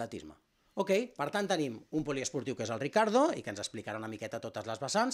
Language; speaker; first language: Catalan; native; Catalan